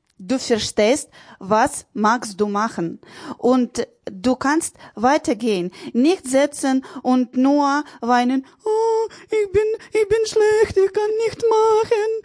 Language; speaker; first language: German; non-native, learner; Ukrainian